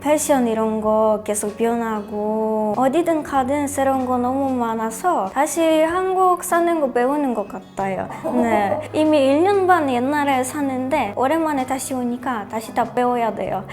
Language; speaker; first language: Korean; non-native, learner; Polish